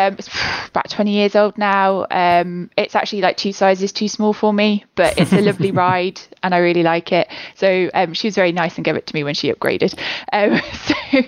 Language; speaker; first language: English; native; English